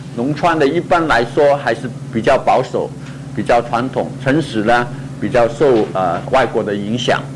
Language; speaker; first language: Chinese; non-native, local second language; Cantonese